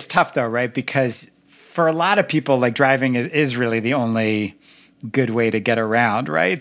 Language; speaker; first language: English; native; English